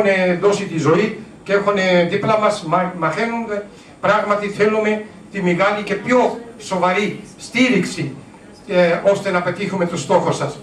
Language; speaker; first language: Greek; non-native, learner; Urdu